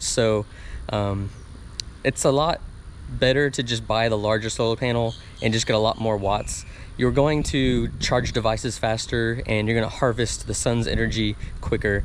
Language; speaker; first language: English; native; English